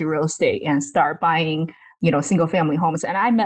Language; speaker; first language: English; non-native, fluent; Chinese